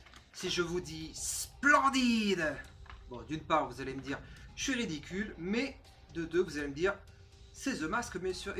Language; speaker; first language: French; native; French